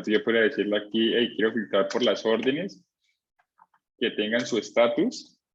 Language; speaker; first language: Spanish; native; Spanish